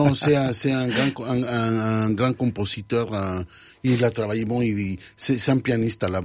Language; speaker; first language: French; non-native, fluent; Spanish